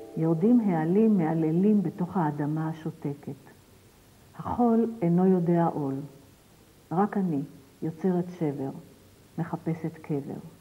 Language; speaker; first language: Hebrew; native; Hebrew